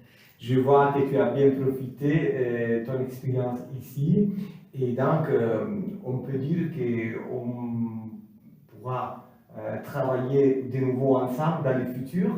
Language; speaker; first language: French; non-native, fluent; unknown